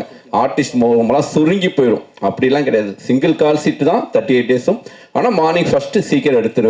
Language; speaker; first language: Tamil; native; Tamil